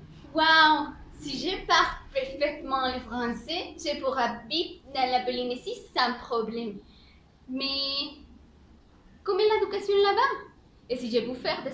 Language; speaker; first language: French; non-native, learner; Spanish